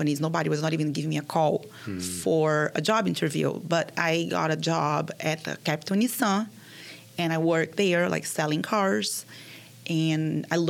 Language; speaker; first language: English; non-native, fluent; Portuguese